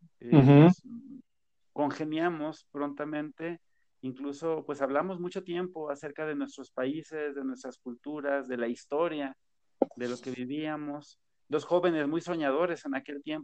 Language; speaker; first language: Spanish; native; Spanish